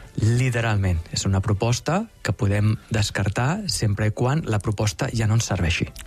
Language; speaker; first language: Catalan; native; Catalan